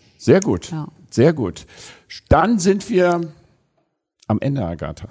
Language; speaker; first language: German; native; German